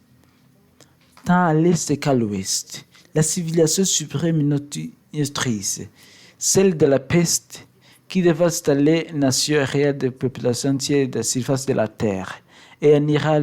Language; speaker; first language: French; non-native, learner; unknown